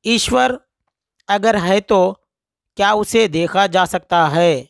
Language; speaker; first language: Hindi; non-native, local second language; Telugu